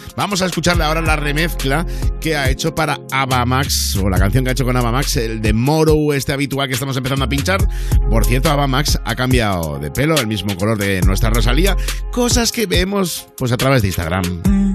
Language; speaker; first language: Spanish; native; Spanish